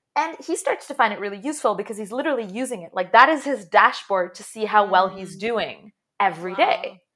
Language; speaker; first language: English; non-native, fluent; Arabic